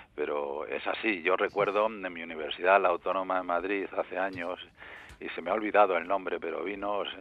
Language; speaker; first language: Spanish; native; Spanish